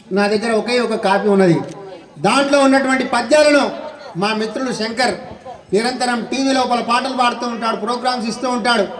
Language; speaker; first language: Telugu; native; Telugu